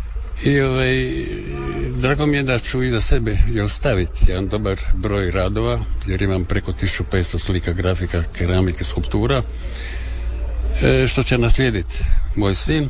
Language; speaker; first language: Serbian; native; Serbian